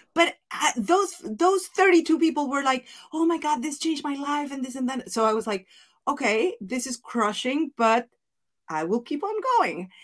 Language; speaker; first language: English; non-native, fluent; Spanish